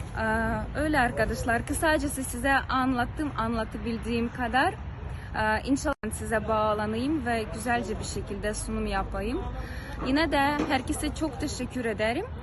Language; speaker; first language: Turkish; non-native, fluent; Ukrainian